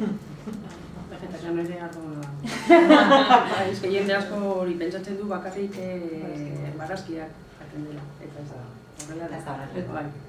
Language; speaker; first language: Basque; non-native, learner; Spanish